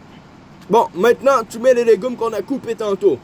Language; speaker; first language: French; native; French